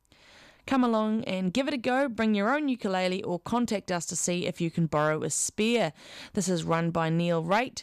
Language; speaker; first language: English; native; English